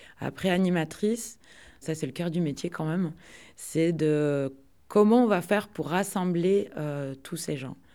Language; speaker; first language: French; native; French